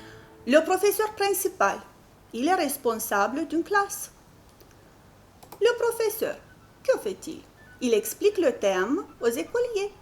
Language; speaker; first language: French; non-native, fluent; Romanian